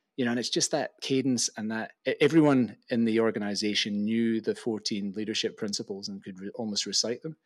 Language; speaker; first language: English; native; English